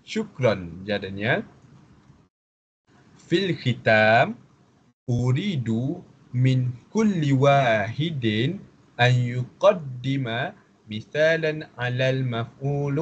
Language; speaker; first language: Arabic; non-native, fluent; Malay